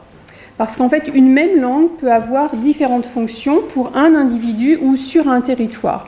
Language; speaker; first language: French; native; French